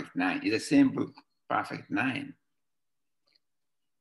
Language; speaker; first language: English; non-native, local second language; Kikuyu